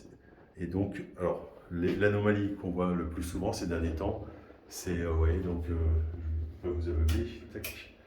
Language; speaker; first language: French; native; French